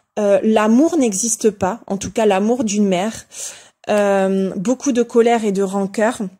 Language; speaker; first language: French; native; French